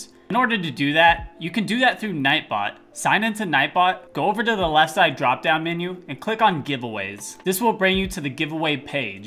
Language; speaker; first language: English; native; English